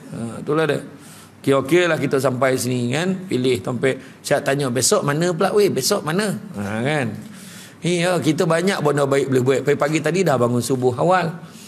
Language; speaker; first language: Malay; native; Malay